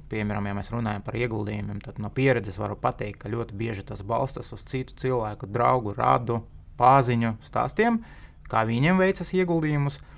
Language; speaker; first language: Latvian; non-native, local second language; Russian